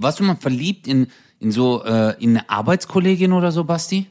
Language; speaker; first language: German; early bilingual, other home language; Turkish